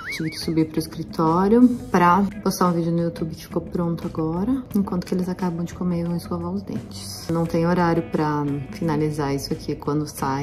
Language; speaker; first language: Portuguese; native; Portuguese